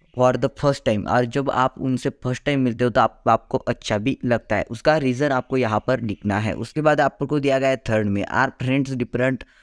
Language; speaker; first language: Hindi; non-native, local second language; Marathi